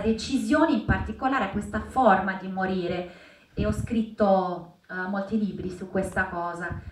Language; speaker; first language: Italian; non-native, fluent; Arabic